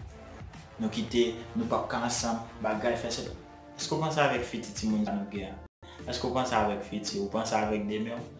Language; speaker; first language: French; non-native, learner; Haitian Creole